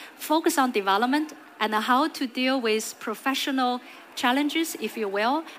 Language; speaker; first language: English; non-native, fluent; Chinese